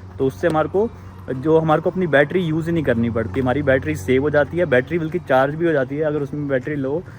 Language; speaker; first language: Hindi; native; Hindi